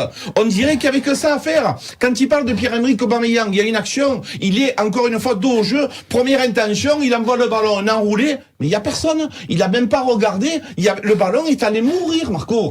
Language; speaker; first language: French; native; French